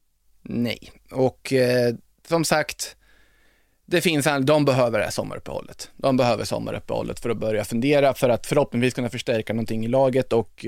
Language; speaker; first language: Swedish; native; Swedish